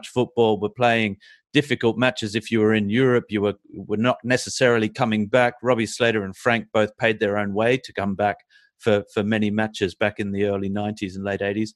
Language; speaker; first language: English; native; English